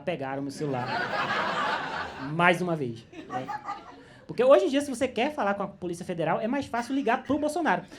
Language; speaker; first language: Portuguese; native; Portuguese